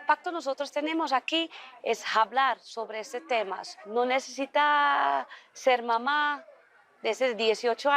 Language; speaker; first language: Spanish; early bilingual, heritage; Dutch